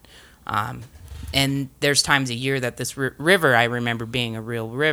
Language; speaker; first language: English; native; English